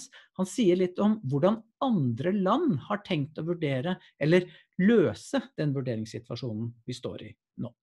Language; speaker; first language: Norwegian; native; Norwegian